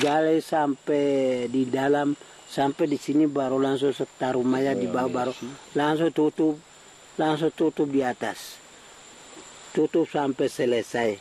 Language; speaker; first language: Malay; non-native, local second language; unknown